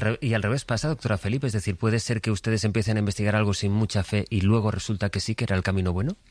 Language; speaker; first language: Spanish; native; Spanish